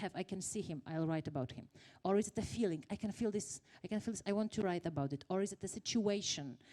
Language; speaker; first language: English; non-native, fluent; Polish